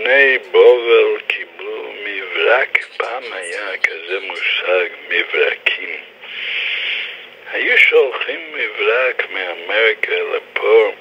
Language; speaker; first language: Hebrew; non-native, fluent; English